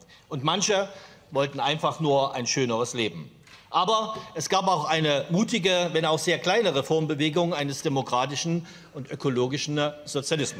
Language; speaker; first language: German; native; German